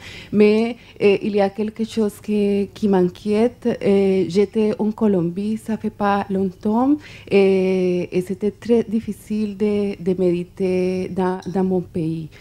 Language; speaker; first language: French; non-native, fluent; Spanish